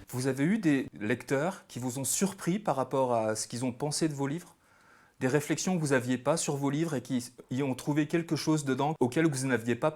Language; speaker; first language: French; native; French